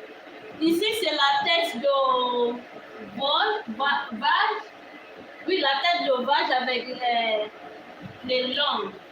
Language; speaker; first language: French; non-native, learner; English